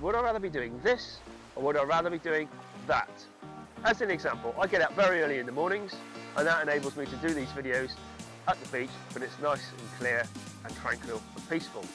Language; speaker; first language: English; native; English